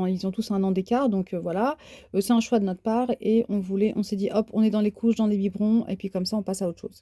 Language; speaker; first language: French; native; French